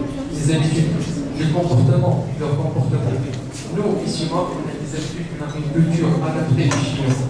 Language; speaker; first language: French; non-native, local second language; Arabic